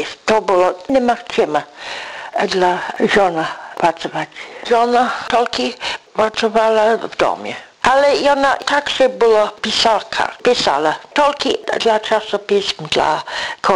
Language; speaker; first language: Belarusian; non-native, learner; English